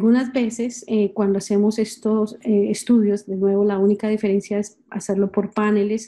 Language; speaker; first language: Spanish; native; Spanish